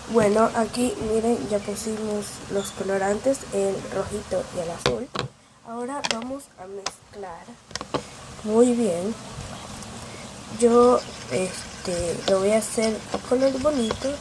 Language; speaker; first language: Spanish; native; Spanish